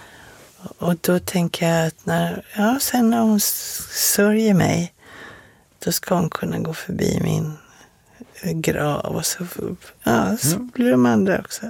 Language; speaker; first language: Swedish; native; Swedish